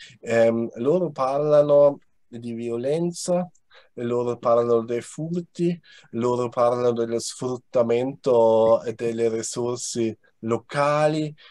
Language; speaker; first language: Italian; non-native, fluent; German